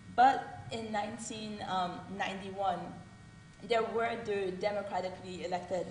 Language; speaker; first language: English; early bilingual, other home language; Haitian Creole